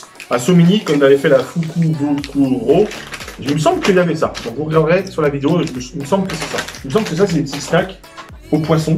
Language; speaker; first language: French; native; French